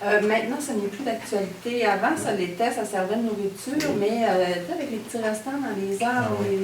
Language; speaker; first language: French; native; French